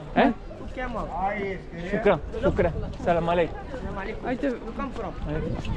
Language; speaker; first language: Spanish; native; Spanish